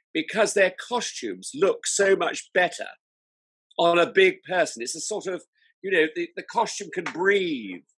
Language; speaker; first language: English; native; English